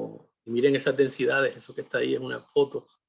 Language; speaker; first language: Spanish; native; Spanish